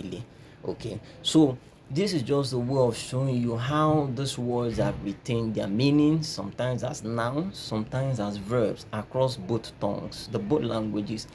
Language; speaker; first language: English; non-native, local second language; Igbo